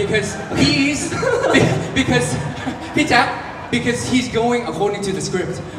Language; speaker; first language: English; non-native, fluent; Thai